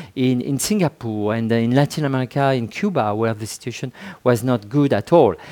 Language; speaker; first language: English; non-native, fluent; French